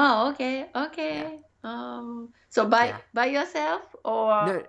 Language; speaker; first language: English; non-native, learner; Japanese